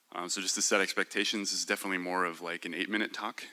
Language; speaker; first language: English; native; English